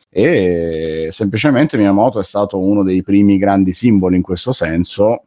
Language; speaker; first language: Italian; native; Italian